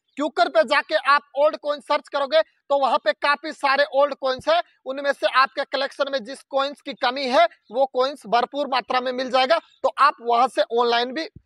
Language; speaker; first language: Hindi; native; Hindi